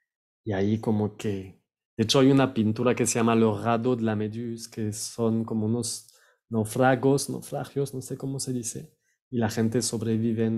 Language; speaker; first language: Spanish; non-native, fluent; French